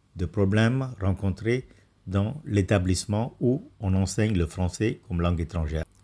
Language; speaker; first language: French; non-native, fluent; Tamil